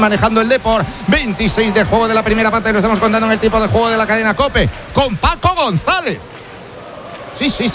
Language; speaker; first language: Spanish; native; Spanish